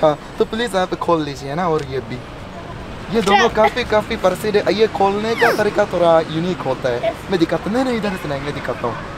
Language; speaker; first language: Hindi; non-native, fluent; Japanese